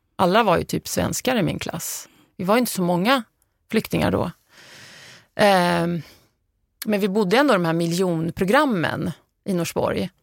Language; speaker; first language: Swedish; early bilingual, other home language; Arabic